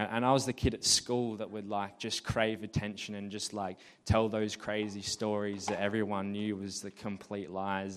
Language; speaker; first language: English; native; English